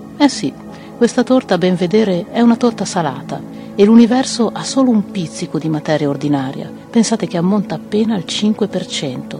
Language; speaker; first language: Italian; native; Italian